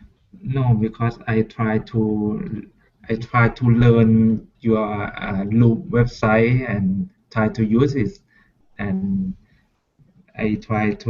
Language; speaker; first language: English; non-native, learner; Thai